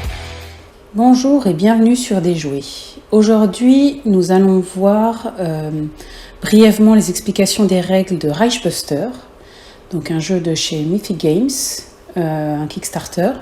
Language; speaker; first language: French; native; French